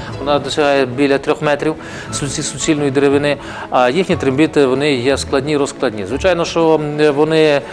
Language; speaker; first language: Ukrainian; native; Ukrainian